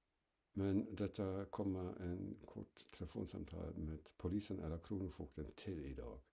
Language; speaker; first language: Swedish; non-native, fluent; German